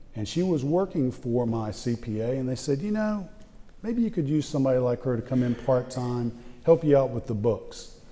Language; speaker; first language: English; native; English